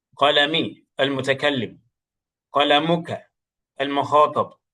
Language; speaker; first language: Arabic; non-native, fluent; English